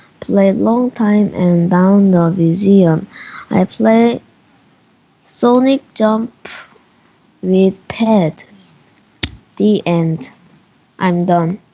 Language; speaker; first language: English; non-native, learner; Korean